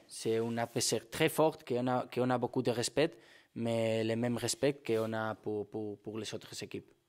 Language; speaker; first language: French; non-native, fluent; Spanish